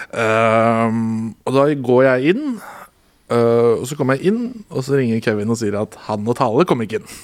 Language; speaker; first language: Norwegian; native; Norwegian